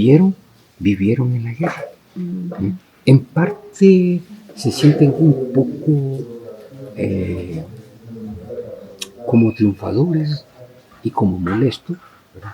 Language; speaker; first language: Spanish; native; Spanish